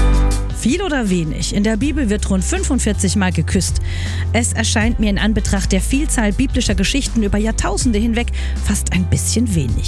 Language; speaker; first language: German; native; German